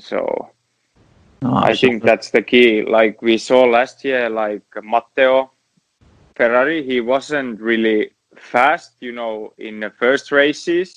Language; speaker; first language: English; non-native, learner; Finnish